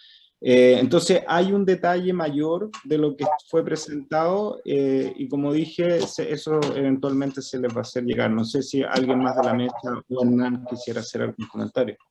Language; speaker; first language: Spanish; native; Spanish